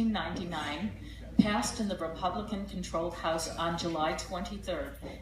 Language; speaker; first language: English; native; English